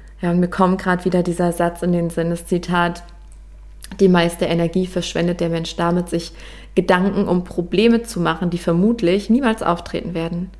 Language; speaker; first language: German; native; German